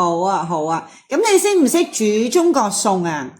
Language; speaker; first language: Cantonese; native; Cantonese